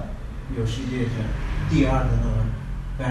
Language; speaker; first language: Chinese; non-native, learner; Tibetan